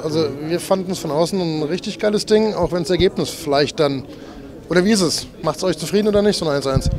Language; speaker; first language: German; native; German